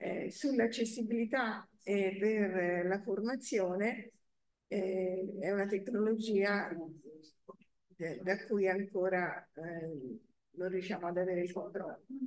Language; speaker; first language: Italian; native; Italian